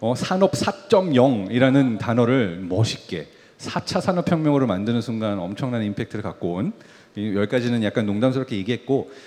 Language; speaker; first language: Korean; early bilingual, heritage; Korean